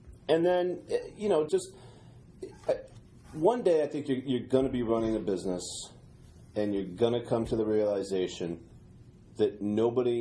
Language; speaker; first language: English; native; English